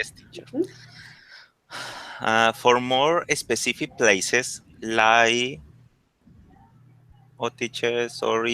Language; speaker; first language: English; non-native, learner; Spanish